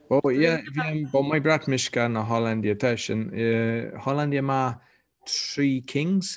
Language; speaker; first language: Polish; non-native, learner; English